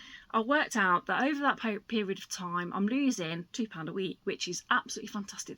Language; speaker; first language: English; native; English